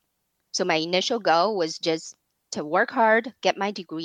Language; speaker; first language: English; non-native, fluent; Chinese